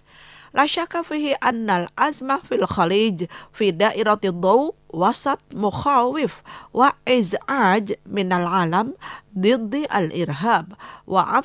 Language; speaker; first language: Arabic; non-native, fluent; Indonesian